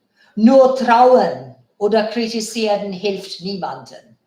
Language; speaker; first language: German; non-native, fluent; Bangla